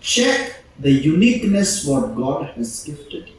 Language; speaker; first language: English; non-native, local second language; Gujarati